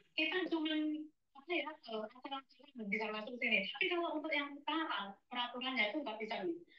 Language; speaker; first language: Indonesian; native; Indonesian